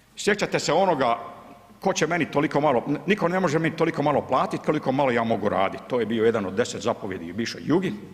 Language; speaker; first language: Bosnian; early bilingual, heritage; Croatian